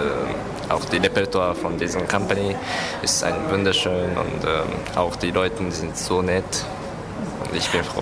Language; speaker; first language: German; non-native, learner; Japanese